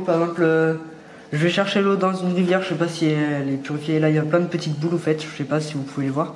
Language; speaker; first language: French; native; French